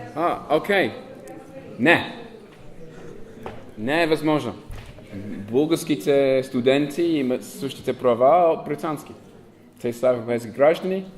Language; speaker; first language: Bulgarian; non-native, learner; English